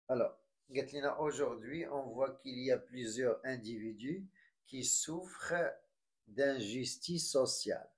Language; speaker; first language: French; non-native, local second language; Arabic